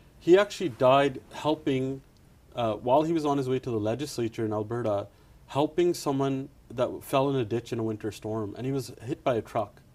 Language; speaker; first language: English; early bilingual, other home language; Punjabi